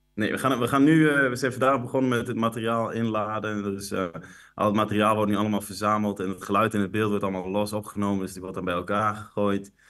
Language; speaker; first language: Dutch; native; Dutch